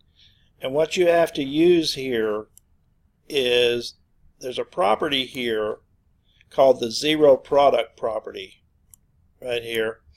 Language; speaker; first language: English; native; English